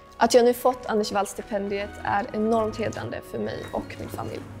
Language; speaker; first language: Swedish; early bilingual, other home language; Arabic